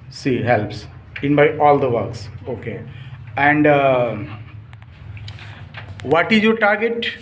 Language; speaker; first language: English; non-native, fluent; Hindi